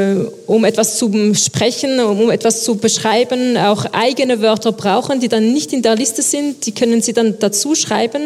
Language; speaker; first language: German; non-native, local second language; French